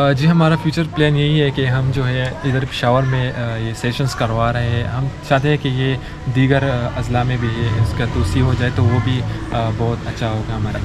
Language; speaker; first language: Urdu; non-native, local second language; Pashto